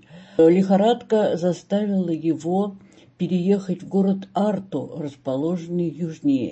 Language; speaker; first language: Russian; native; Russian